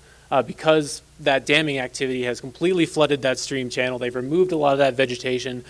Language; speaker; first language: English; native; English